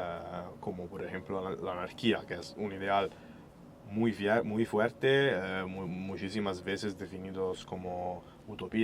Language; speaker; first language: Spanish; non-native, fluent; Italian